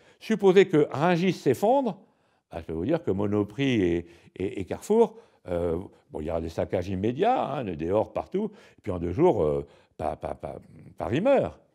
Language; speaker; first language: French; native; French